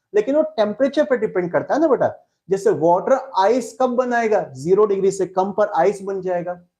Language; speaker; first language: Hindi; native; Hindi